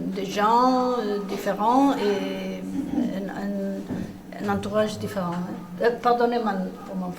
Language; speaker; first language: French; non-native, learner; Spanish